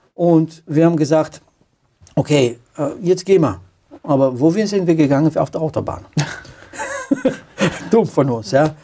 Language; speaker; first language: German; non-native, fluent; Romanian